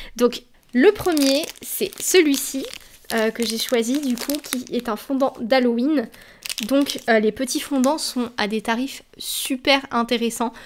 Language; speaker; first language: French; native; French